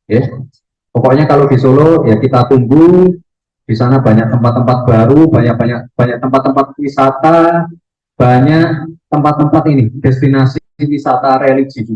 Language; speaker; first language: Indonesian; native; Indonesian